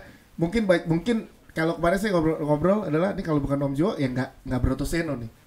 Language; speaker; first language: Indonesian; native; Indonesian